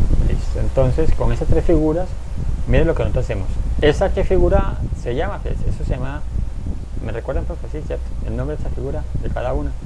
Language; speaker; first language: Spanish; native; Spanish